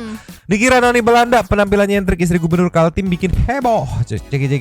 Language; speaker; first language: Indonesian; native; Indonesian